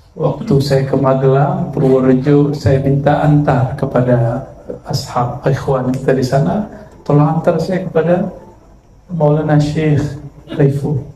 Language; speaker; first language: Malay; native; Malay